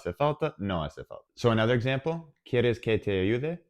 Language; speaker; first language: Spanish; non-native, fluent; English